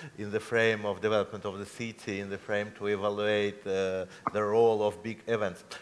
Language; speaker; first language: English; non-native, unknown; Russian